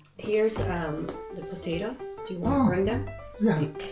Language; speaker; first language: English; non-native, learner; Korean